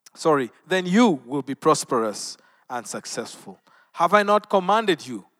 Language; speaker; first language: English; non-native, local second language; Luo (Kenya and Tanzania)